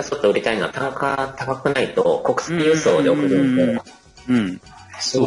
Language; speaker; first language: Japanese; native; Japanese